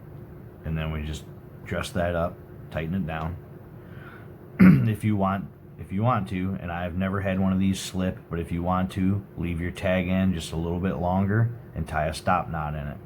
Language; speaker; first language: English; native; English